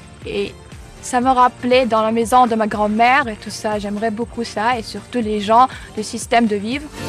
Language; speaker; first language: French; non-native, fluent; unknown